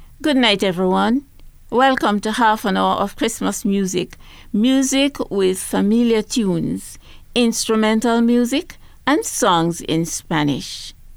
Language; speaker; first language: English; native; English